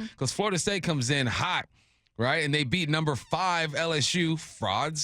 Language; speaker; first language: English; native; English